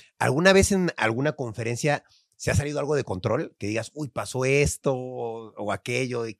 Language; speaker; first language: Spanish; native; Spanish